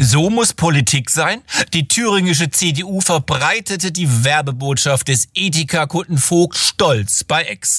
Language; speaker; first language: German; native; German